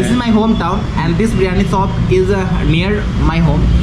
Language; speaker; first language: English; non-native, local second language; Hindi